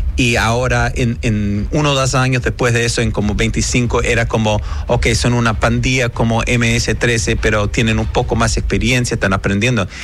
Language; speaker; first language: Spanish; early bilingual, heritage; English